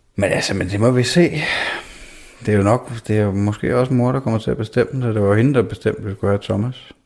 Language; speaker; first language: Danish; native; Danish